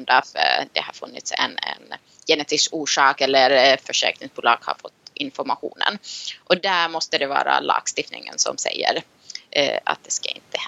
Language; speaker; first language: Swedish; non-native, local second language; Finnish